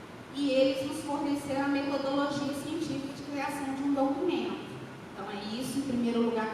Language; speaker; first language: Portuguese; native; Portuguese